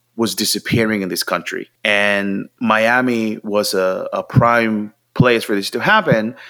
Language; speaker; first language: English; non-native, fluent; Spanish